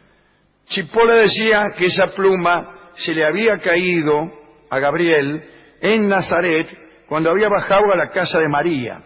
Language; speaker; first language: Spanish; native; Spanish